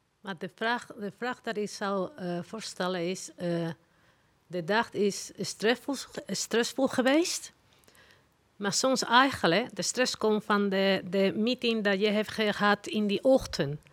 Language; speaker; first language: Dutch; non-native, learner; Spanish